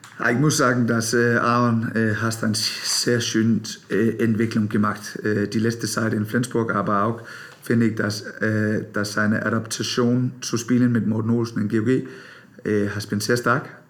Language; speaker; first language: German; non-native, learner; Danish